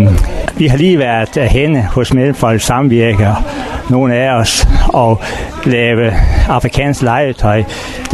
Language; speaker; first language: Danish; native; Danish